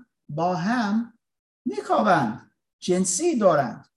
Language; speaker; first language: Persian; non-native, learner; English